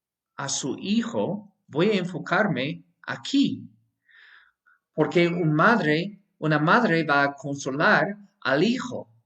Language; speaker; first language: Spanish; non-native, fluent; English